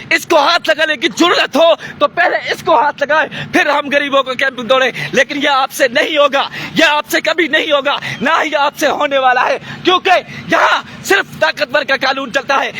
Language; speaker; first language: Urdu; non-native, local second language; Sindhi